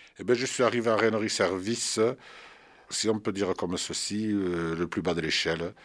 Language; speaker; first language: French; early bilingual, other home language; Arabic